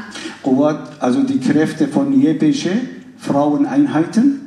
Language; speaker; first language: German; non-native, fluent; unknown